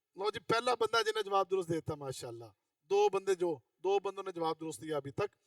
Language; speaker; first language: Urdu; non-native, local second language; Punjabi